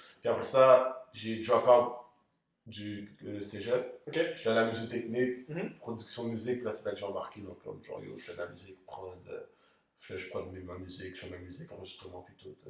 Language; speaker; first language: French; native; French